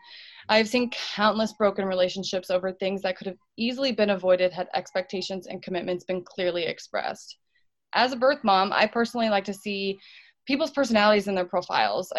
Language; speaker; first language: English; native; English